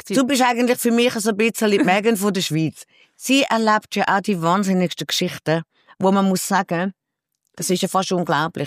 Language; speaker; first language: German; native; German